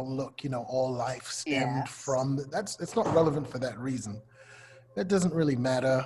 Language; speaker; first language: English; native; English